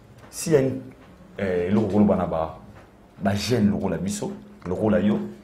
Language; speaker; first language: French; non-native, local second language; Lingala